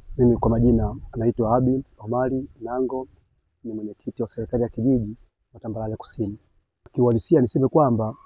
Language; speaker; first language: Swahili; native; Swahili